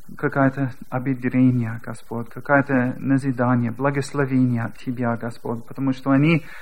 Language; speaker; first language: Russian; non-native, learner; English